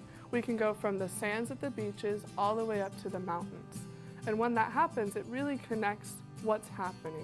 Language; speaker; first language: English; native; English